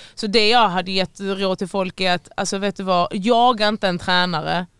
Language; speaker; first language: Swedish; native; Swedish